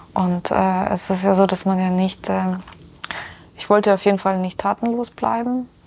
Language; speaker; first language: German; non-native, fluent; Ukrainian